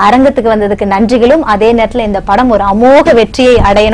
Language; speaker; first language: Tamil; native; Tamil